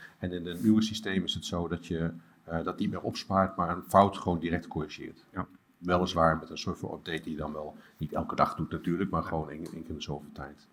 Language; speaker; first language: Dutch; native; Dutch